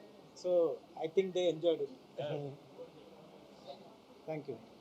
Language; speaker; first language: Telugu; non-native, fluent; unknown